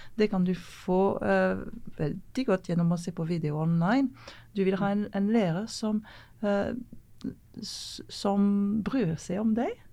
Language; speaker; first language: Norwegian; non-native, fluent; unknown